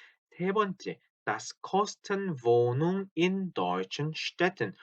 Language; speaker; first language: German; non-native, fluent; Korean